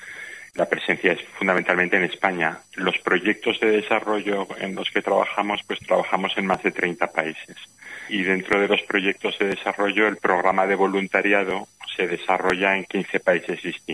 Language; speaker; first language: Spanish; native; Spanish